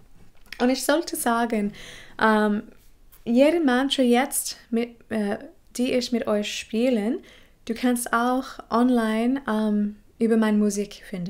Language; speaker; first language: German; non-native, fluent; English